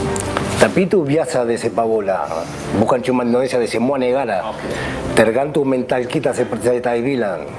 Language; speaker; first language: Indonesian; non-native, local second language; Spanish